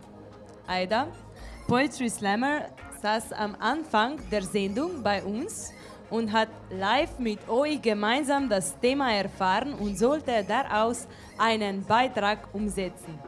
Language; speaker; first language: German; non-native, learner; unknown